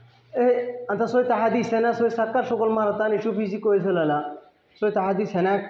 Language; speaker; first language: Arabic; non-native, learner; Bangla